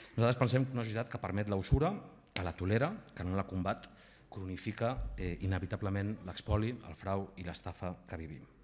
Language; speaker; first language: Catalan; non-native, local second language; Spanish